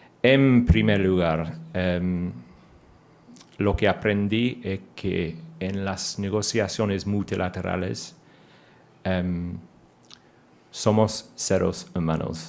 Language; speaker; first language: Spanish; non-native, fluent; English